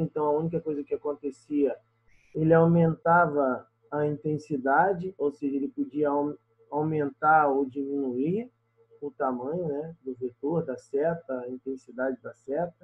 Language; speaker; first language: Portuguese; native; Portuguese